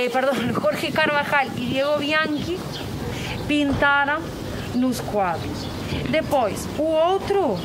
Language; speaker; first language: Portuguese; non-native, fluent; Spanish